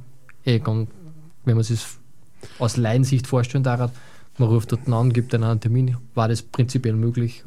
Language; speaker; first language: German; native; German